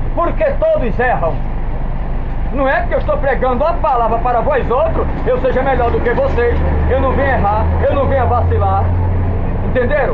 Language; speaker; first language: Portuguese; native; Portuguese